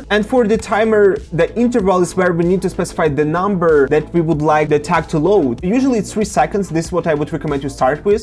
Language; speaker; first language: English; non-native, fluent; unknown